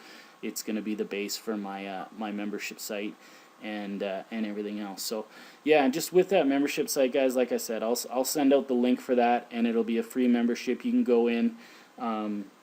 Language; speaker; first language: English; native; English